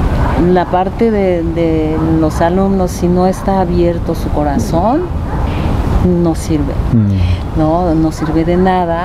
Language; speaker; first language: Spanish; non-native, fluent; Japanese